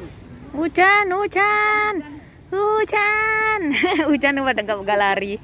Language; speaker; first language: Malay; non-native, local second language; Javanese